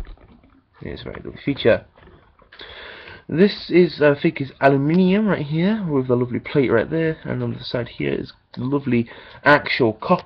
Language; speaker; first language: English; native; English